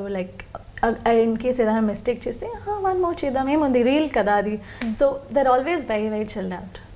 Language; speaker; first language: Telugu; non-native, local second language; Kannada